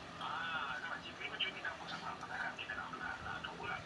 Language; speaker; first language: Malay; native; Malay